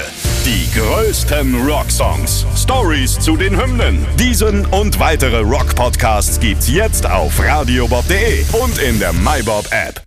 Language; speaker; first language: German; native; German